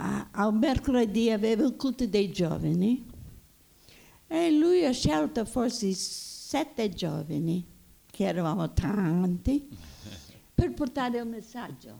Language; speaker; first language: Italian; early bilingual, heritage; Italian